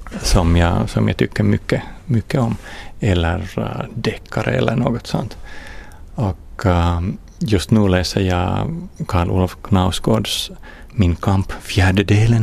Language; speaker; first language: Swedish; non-native, fluent; Finnish